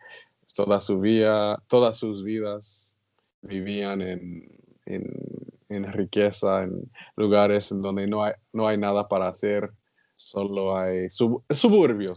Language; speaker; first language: Spanish; non-native, learner; English